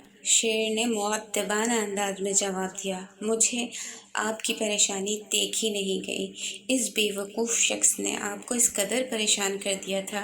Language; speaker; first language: Urdu; native; Urdu